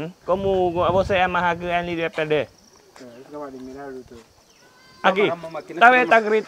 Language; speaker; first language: Portuguese; non-native, learner; Vietnamese